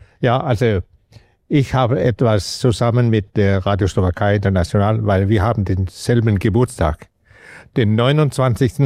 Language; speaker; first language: German; non-native, fluent; Danish